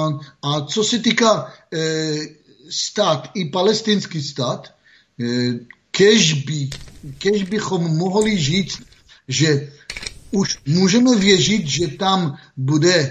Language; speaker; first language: Czech; non-native, fluent; Hebrew